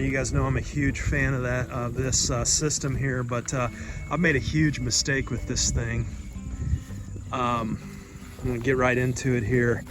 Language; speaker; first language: English; native; English